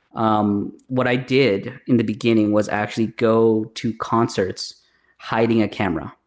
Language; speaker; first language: English; early bilingual, other home language; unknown